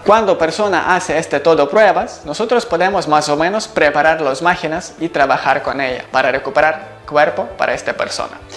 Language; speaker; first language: Spanish; non-native, learner; Ukrainian